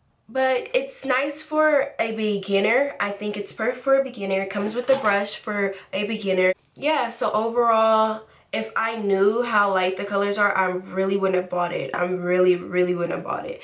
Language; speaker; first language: English; native; English